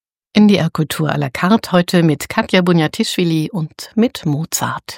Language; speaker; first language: German; native; German